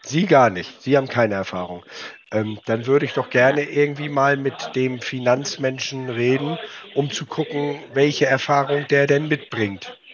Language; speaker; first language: German; native; German